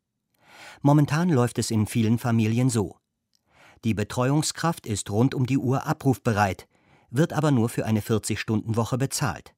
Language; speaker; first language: German; native; German